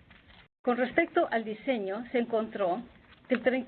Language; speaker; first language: Spanish; native; Spanish